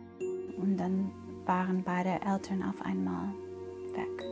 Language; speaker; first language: German; non-native, fluent; English